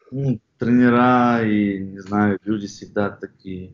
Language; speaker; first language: Russian; non-native, fluent; Chechen